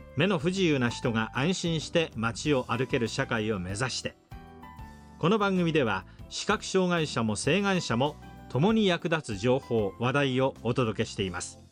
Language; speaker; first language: Japanese; native; Japanese